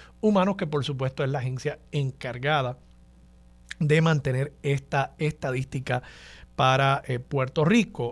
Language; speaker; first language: Spanish; native; Spanish